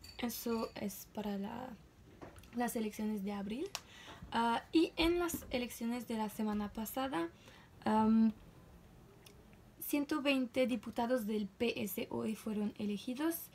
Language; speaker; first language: Spanish; non-native, learner; French